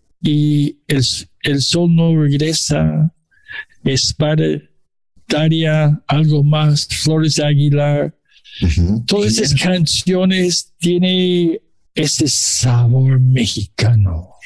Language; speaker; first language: Spanish; non-native, learner; English